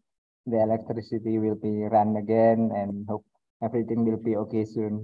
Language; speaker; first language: English; non-native, learner; Indonesian